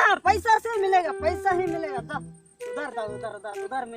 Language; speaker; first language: Hindi; non-native, local second language; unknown